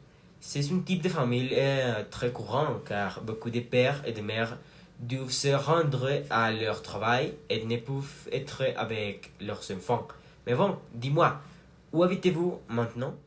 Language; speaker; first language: French; non-native, learner; Spanish